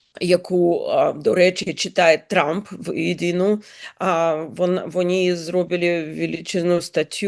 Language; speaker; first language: Ukrainian; non-native, learner; Russian